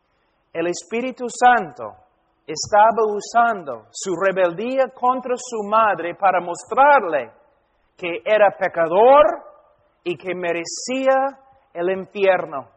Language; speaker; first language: Spanish; non-native, fluent; English